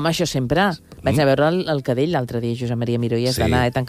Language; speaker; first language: Catalan; native; Catalan